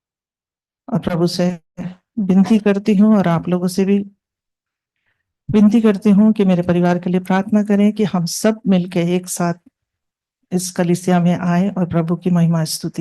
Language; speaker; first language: Hindi; native; Hindi